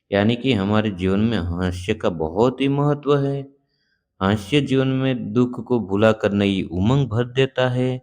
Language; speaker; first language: Hindi; non-native, local second language; Gujarati